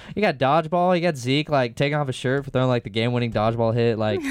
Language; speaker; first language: English; native; English